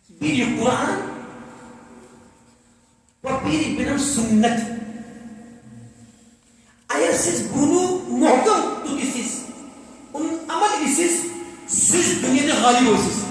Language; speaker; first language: Turkish; non-native, learner; Urdu